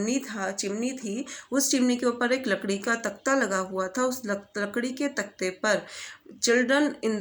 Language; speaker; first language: Hindi; native; Hindi